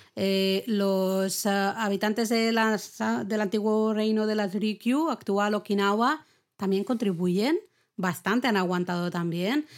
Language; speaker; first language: Spanish; native; Spanish